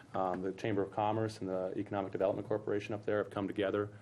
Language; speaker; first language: English; native; English